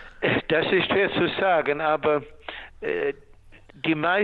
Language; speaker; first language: German; non-native, fluent; Swedish